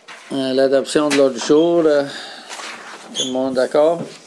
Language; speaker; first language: French; native; French